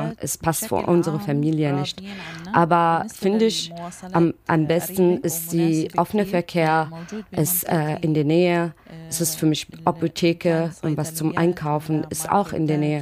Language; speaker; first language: German; non-native, learner; Arabic